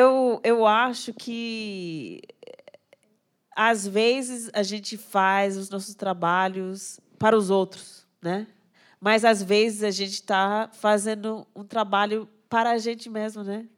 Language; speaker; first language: Portuguese; non-native, fluent; English